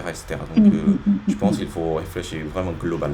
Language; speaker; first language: French; native; French